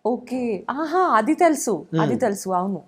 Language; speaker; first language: Telugu; non-native, learner; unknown